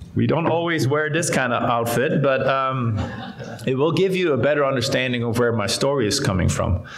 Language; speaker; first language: English; non-native, fluent; Dutch